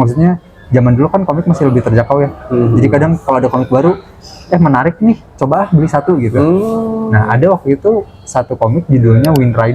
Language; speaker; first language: Indonesian; native; Indonesian